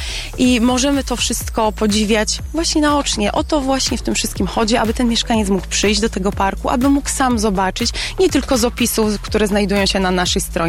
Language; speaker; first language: Polish; native; Polish